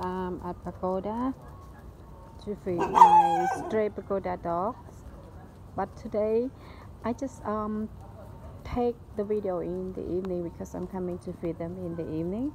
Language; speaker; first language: English; non-native, learner; Khmer